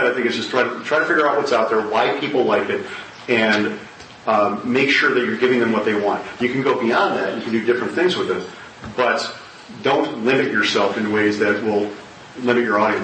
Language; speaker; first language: English; native; English